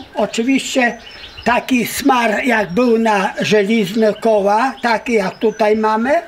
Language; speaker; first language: Polish; non-native, local second language; Rusyn